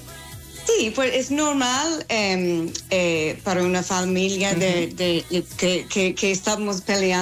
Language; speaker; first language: Spanish; non-native, fluent; English